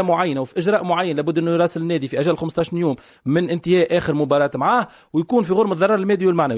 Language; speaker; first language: Arabic; native; Arabic